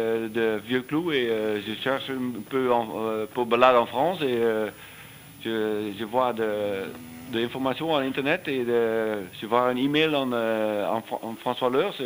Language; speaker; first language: French; non-native, learner; Dutch